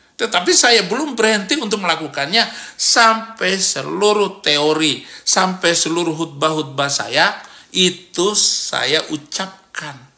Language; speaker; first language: Indonesian; native; Indonesian